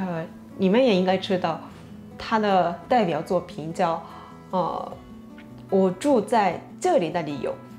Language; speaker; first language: Chinese; non-native, fluent; Japanese